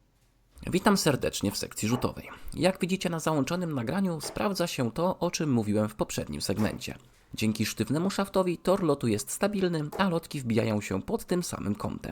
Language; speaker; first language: Polish; native; Polish